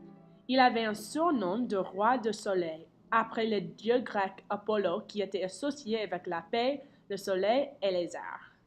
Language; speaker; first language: French; non-native, learner; English